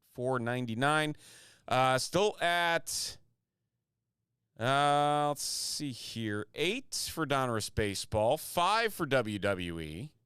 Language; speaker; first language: English; native; English